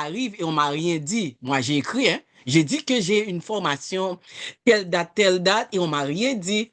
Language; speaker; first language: French; non-native, local second language; Haitian Creole